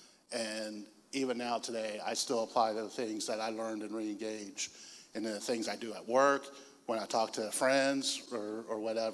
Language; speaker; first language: English; native; English